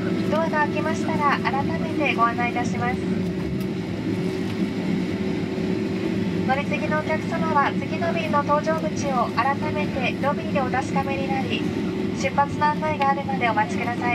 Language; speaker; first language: Japanese; native; Japanese